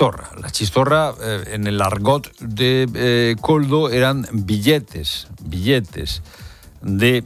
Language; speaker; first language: Spanish; native; Spanish